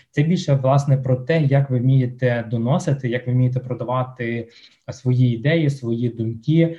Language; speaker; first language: Ukrainian; non-native, local second language; Russian